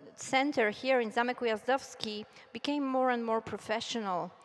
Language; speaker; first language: English; non-native, fluent; Polish